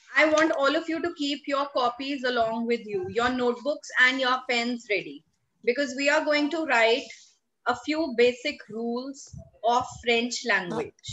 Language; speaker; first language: English; non-native, local second language; Hindi